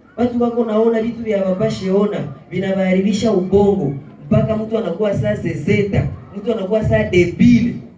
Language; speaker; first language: Swahili; native; Swahili